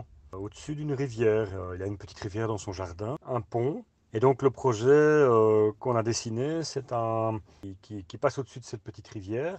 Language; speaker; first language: French; native; French